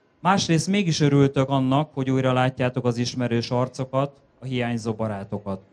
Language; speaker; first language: Hungarian; native; Hungarian